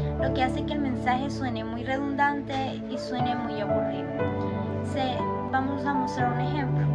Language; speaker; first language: Spanish; native; Spanish